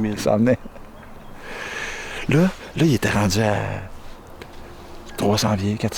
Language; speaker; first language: French; native; French